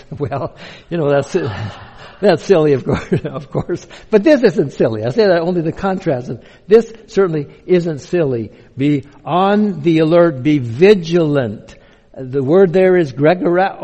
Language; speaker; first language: English; native; English